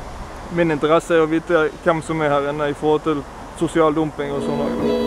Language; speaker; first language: Norwegian; native; Norwegian